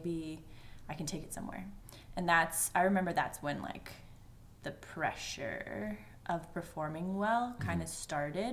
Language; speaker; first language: English; native; English